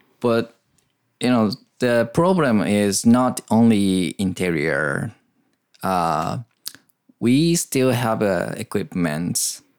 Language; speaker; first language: English; non-native, learner; Japanese